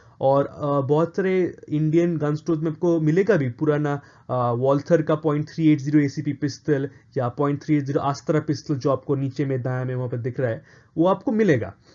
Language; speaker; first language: Hindi; non-native, local second language; Bangla